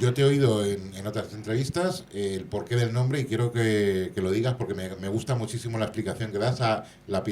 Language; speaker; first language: Spanish; native; Spanish